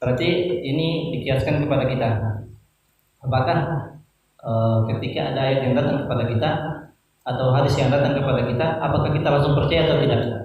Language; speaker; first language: Indonesian; native; Indonesian